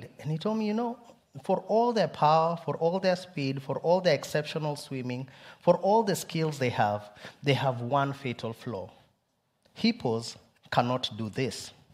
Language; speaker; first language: English; non-native, local second language; Luo (Kenya and Tanzania)